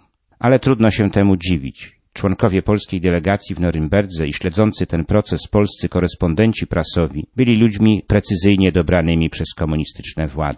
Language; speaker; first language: Polish; native; Polish